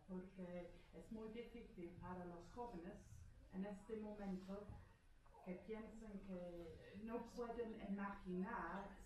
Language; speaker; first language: Spanish; non-native, fluent; English